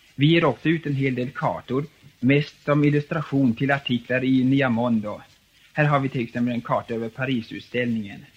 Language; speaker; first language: Swedish; native; Swedish